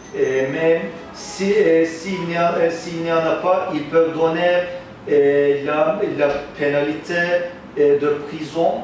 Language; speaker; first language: French; non-native, fluent; Turkish